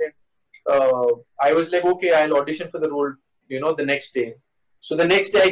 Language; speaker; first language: English; non-native, local second language; Hindi